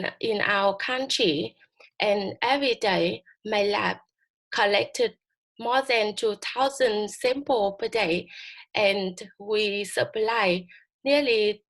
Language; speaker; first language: English; non-native, learner; Vietnamese